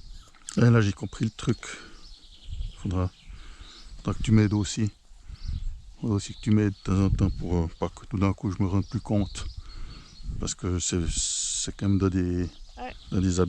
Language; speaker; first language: French; native; French